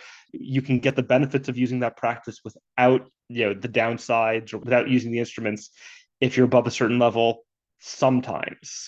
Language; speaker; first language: English; native; English